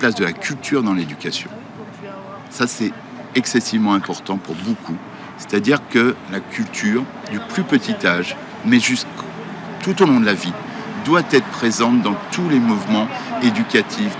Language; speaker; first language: French; native; French